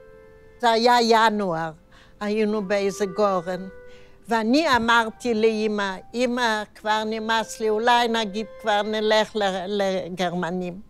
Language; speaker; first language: Hebrew; non-native, fluent; Yiddish